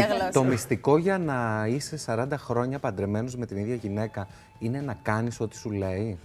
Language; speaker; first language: Greek; native; Greek